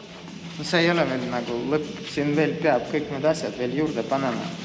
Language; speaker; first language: Estonian; native; Estonian